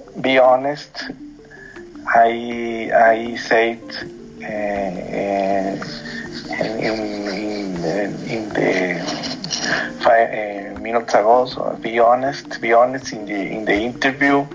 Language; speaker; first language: English; non-native, learner; Spanish